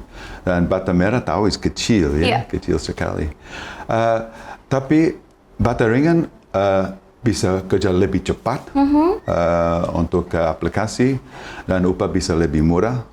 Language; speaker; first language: Indonesian; non-native, fluent; English